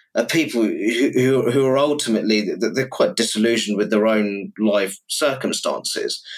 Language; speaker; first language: English; native; English